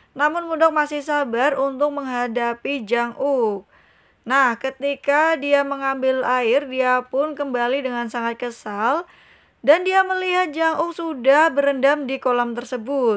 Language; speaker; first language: Indonesian; native; Indonesian